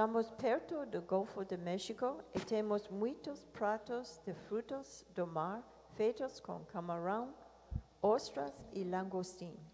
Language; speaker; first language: Portuguese; non-native, learner; English